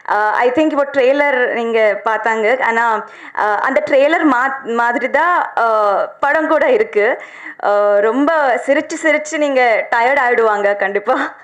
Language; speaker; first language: Tamil; non-native, learner; Telugu